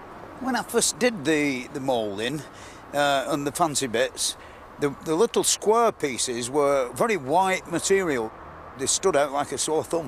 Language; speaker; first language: English; native; English